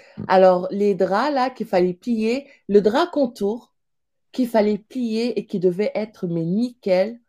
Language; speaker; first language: French; non-native, local second language; Wolof